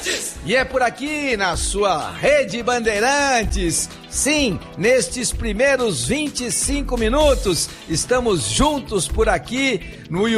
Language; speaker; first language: Portuguese; native; Portuguese